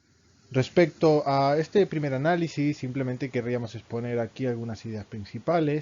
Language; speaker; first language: Spanish; native; Spanish